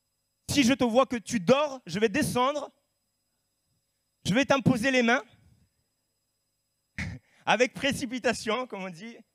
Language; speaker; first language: French; native; French